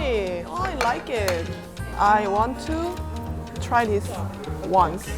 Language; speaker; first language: English; non-native, learner; Korean